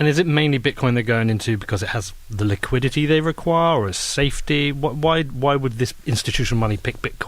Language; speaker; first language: English; native; English